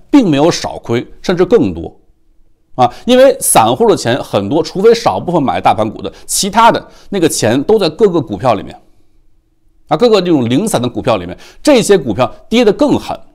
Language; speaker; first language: Chinese; native; Chinese